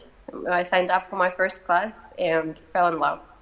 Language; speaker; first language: English; non-native, fluent; Russian